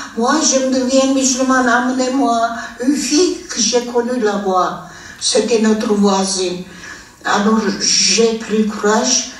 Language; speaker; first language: French; non-native, fluent; Armenian